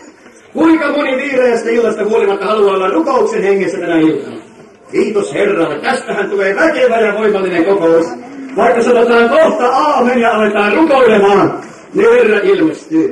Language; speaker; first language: Finnish; native; Finnish